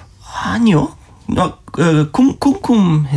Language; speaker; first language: Korean; non-native, learner; German